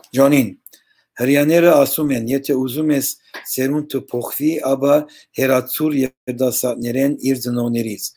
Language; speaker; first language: Armenian; early bilingual, heritage; Armenian